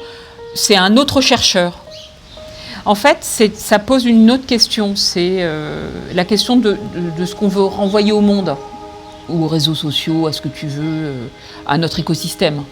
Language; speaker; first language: French; native; French